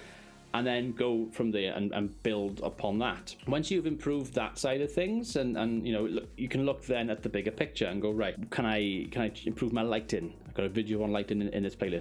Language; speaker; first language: English; native; English